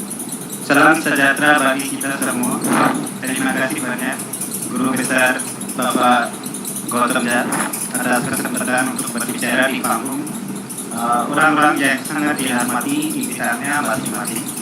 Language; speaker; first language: Indonesian; non-native, fluent; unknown